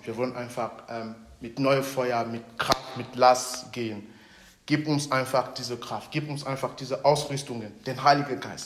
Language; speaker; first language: German; non-native, fluent; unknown